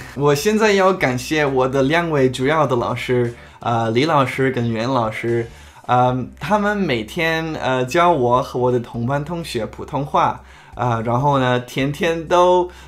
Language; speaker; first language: Chinese; non-native, learner; Czech